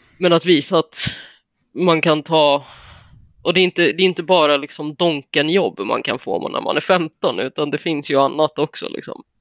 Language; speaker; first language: Swedish; native; Swedish